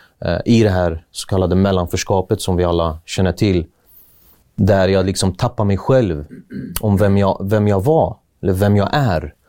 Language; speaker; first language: Swedish; early bilingual, other home language; Kurdish